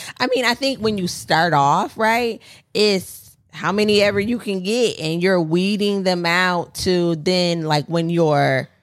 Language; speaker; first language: English; native; English